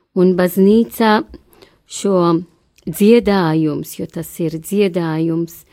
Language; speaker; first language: Latvian; non-native, learner; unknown